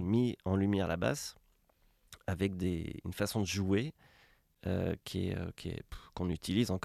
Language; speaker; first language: French; native; French